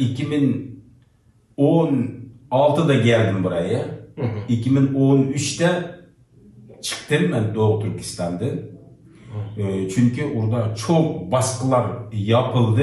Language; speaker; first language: Turkish; non-native, learner; Uyghur